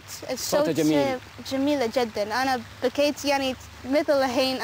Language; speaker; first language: Arabic; non-native, learner; English